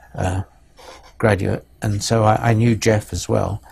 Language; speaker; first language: English; native; English